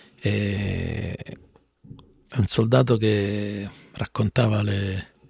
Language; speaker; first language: Italian; native; Italian